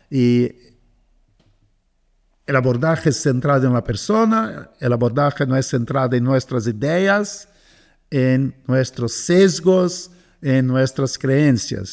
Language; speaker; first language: Spanish; non-native, fluent; Portuguese